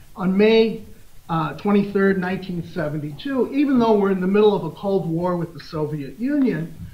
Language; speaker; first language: English; native; English